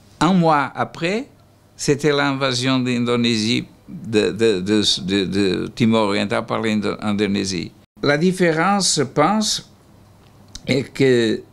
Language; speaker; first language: French; non-native, learner; Portuguese